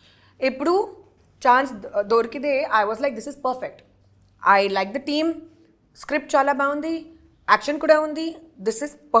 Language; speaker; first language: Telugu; non-native, learner; Hindi